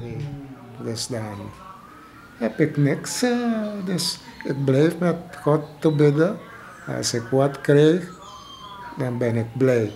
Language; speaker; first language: Dutch; non-native, local second language; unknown